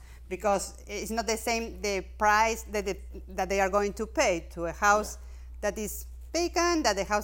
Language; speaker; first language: English; non-native, fluent; Spanish